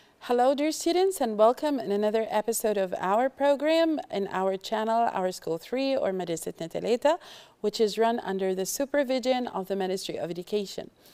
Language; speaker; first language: English; non-native, fluent; Arabic